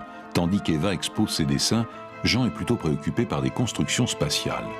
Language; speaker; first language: French; native; French